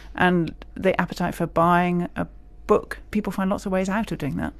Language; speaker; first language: English; native; English